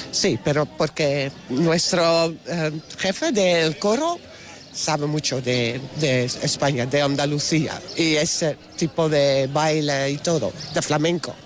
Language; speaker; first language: Spanish; non-native, learner; Dutch